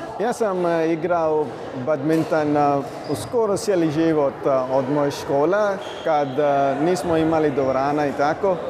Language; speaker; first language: Croatian; non-native, learner; Punjabi